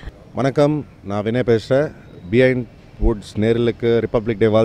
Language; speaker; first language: Tamil; non-native, fluent; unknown